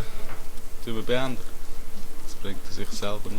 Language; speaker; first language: German; native; German